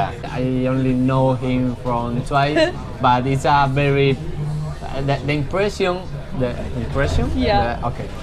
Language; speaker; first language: English; non-native, learner; Spanish